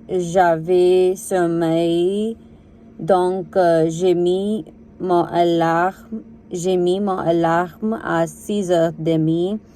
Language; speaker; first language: French; non-native, learner; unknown